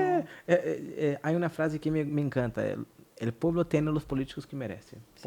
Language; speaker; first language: Spanish; non-native, fluent; Portuguese